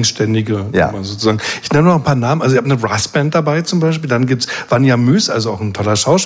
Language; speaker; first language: German; native; German